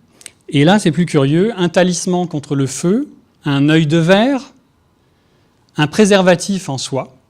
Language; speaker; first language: French; native; French